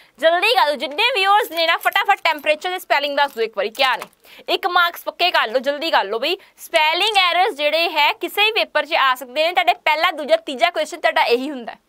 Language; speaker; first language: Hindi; non-native, local second language; Punjabi